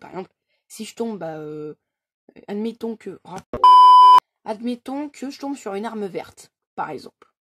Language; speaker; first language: French; native; French